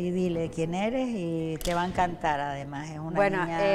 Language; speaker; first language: Spanish; native; Spanish